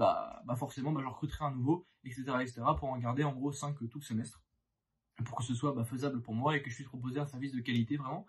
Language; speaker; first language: French; native; French